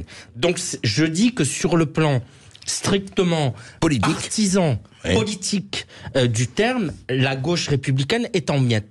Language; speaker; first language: French; native; French